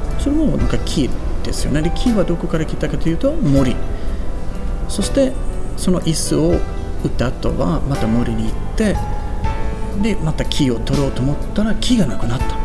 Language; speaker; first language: Japanese; non-native, fluent; Swedish